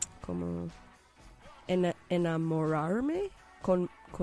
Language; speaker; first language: Spanish; non-native, fluent; English